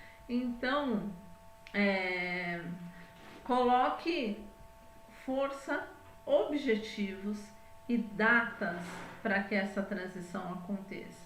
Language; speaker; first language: Portuguese; native; Portuguese